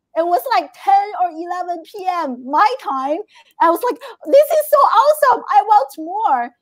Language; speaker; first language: English; non-native, fluent; Chinese